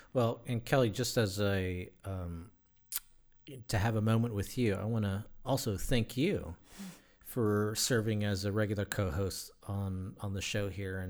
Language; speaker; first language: English; native; English